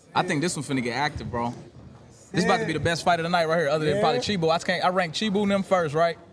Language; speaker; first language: English; native; English